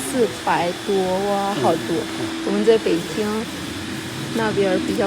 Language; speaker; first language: Chinese; non-native, learner; Indonesian